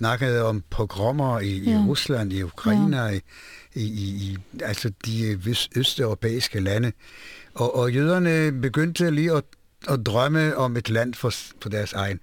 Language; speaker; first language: Danish; non-native, fluent; Hebrew